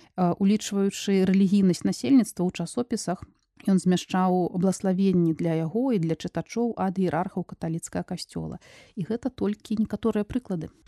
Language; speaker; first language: Belarusian; non-native, local second language; Russian